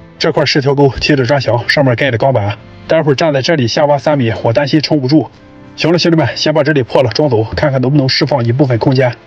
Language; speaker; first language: Chinese; native; Chinese